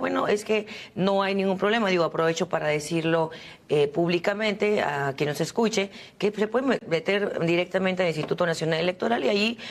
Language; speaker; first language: Spanish; native; Spanish